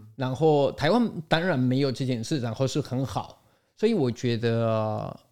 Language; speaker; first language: Chinese; non-native, fluent; Spanish